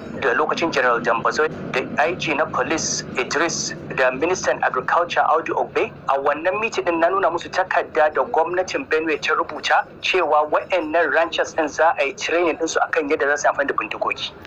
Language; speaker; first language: Hausa; non-native, local second language; Fula